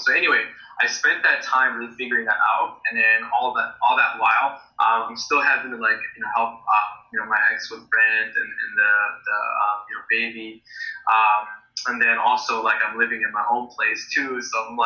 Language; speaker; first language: English; native; English